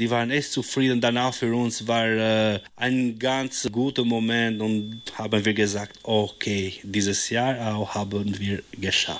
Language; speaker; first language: German; non-native, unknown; Albanian